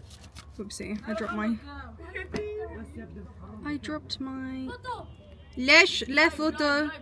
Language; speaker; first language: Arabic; non-native, learner; English